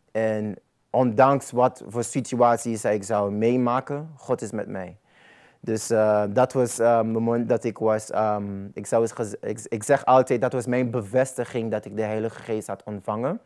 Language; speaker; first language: Dutch; non-native, local second language; Papiamento